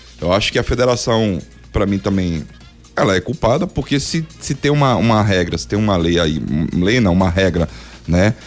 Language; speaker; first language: Portuguese; native; Portuguese